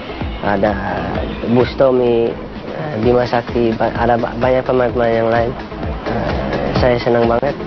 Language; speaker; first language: Indonesian; non-native, learner; Dutch